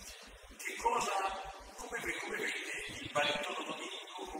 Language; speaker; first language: Italian; native; Italian